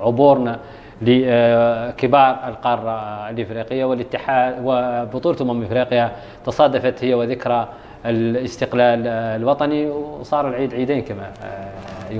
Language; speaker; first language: Arabic; native; Arabic